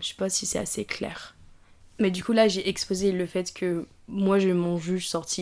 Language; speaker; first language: French; native; French